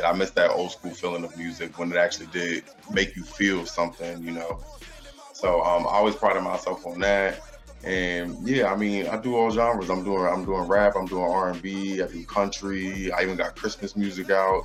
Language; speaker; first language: English; native; English